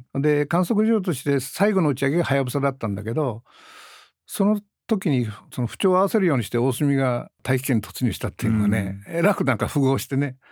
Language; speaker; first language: Japanese; native; Japanese